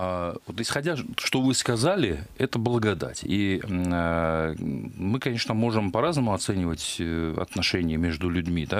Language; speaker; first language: Russian; native; Russian